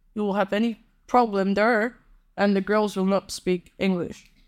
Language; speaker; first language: English; non-native, fluent; Polish